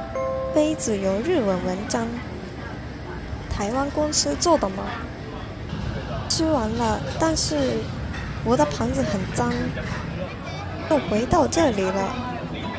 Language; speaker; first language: Chinese; non-native, learner; Japanese